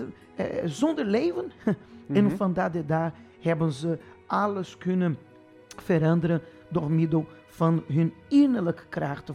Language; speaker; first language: Dutch; non-native, fluent; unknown